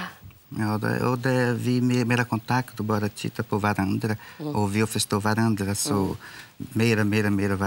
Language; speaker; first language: Swedish; non-native, learner; Portuguese